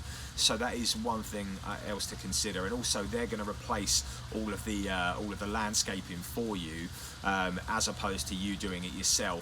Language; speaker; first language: English; native; English